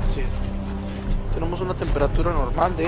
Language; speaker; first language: Spanish; native; Spanish